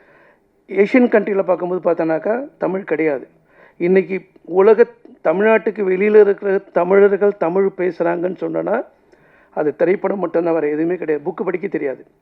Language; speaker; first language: Tamil; native; Tamil